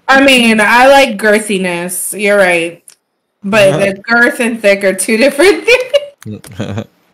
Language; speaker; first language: English; early bilingual, other home language; Spanish